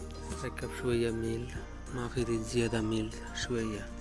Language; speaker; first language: Arabic; non-native, learner; Bangla